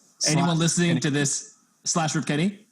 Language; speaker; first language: English; native; English